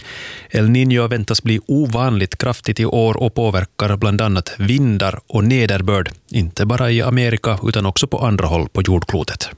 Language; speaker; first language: Swedish; native; Swedish